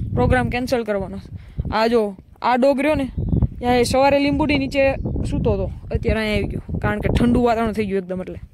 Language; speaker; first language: Hindi; non-native, local second language; Gujarati